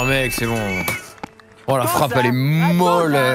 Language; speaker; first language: French; native; French